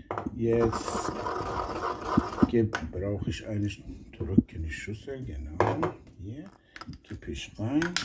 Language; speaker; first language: German; non-native, learner; Persian